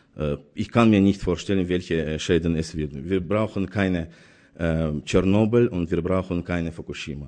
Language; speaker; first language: German; non-native, fluent; Azerbaijani